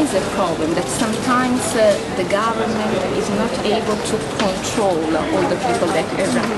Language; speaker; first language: English; non-native, fluent; Italian